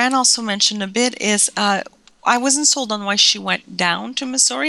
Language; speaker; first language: English; non-native, fluent; French